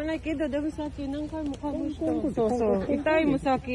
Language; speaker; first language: Japanese; non-native, learner; Filipino